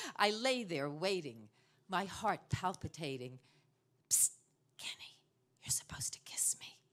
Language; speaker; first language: English; native; English